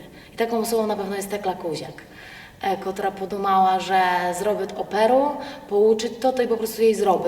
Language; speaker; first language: Polish; non-native, local second language; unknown